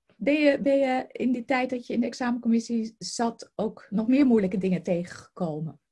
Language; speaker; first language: Dutch; native; Dutch